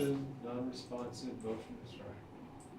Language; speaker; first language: English; native; English